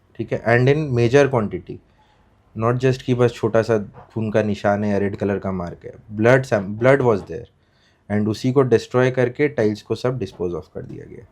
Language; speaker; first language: Hindi; non-native, local second language; Bangla